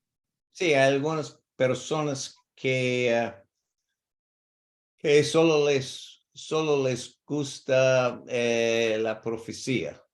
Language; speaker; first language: Spanish; non-native, learner; English